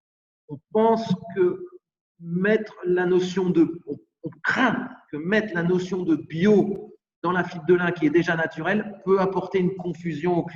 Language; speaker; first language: French; native; French